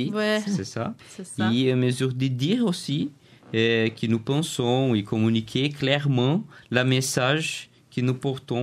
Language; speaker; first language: French; non-native, learner; Portuguese